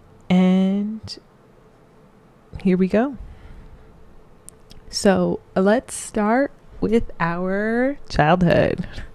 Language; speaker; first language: English; early bilingual, other home language; Spanish